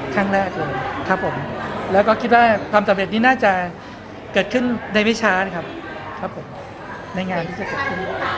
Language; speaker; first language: Thai; native; Thai